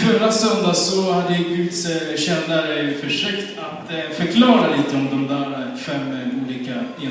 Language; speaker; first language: Swedish; non-native, fluent; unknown